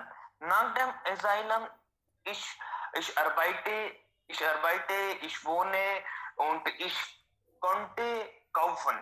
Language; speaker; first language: German; non-native, learner; Hindi